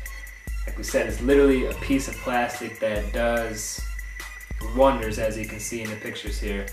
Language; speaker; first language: English; native; English